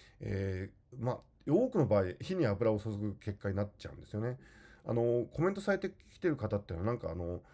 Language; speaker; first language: Japanese; native; Japanese